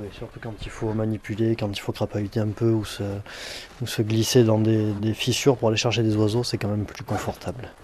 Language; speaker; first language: French; native; French